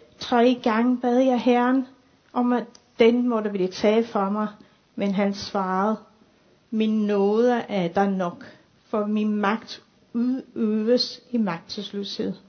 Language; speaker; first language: Danish; non-native, fluent; English